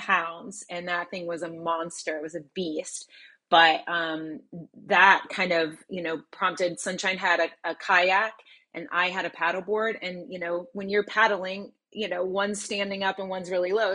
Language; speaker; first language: English; native; English